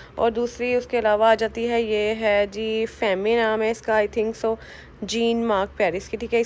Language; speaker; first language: Urdu; native; Urdu